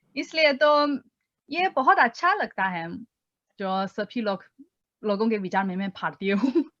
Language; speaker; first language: Hindi; non-native, fluent; Chinese